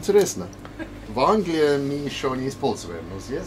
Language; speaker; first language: Russian; non-native, learner; English